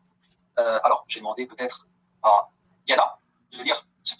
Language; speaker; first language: French; native; French